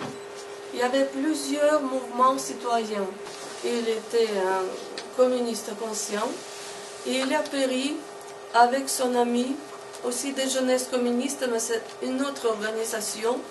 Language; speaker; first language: French; non-native, fluent; Russian